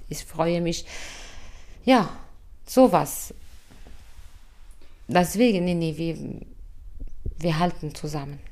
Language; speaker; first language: German; non-native, fluent; Arabic